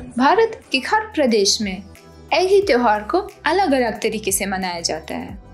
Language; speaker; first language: Hindi; non-native, fluent; Ukrainian